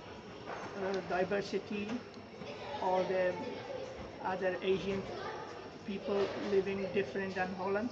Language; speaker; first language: English; non-native, fluent; Persian